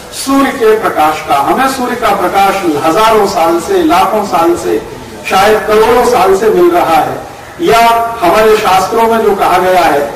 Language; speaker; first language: Hindi; native; Hindi